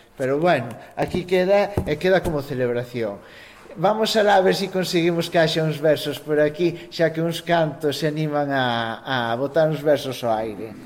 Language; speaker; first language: Galician; native; Galician